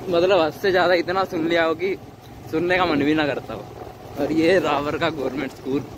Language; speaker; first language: Hindi; native; Hindi